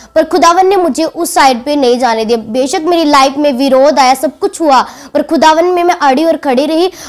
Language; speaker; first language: Hindi; native; Hindi